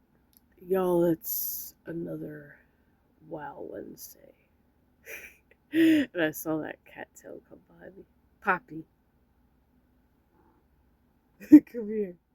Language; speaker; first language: English; native; English